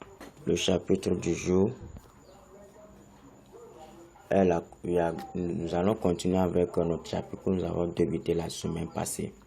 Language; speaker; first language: French; non-native, fluent; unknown